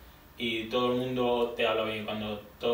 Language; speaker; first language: Spanish; native; Spanish